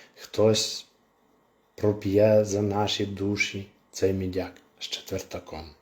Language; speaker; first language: Ukrainian; native; Ukrainian